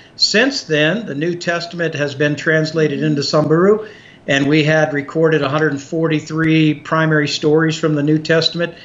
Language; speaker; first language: English; native; English